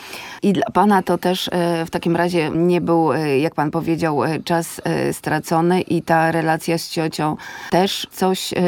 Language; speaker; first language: Polish; native; Polish